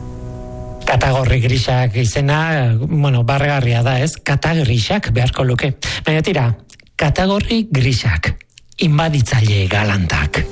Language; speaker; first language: Basque; native; Basque